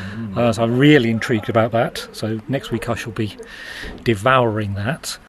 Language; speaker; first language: English; early bilingual, other home language; Hindi